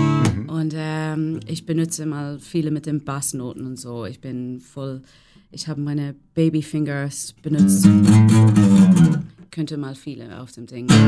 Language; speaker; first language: German; non-native, fluent; English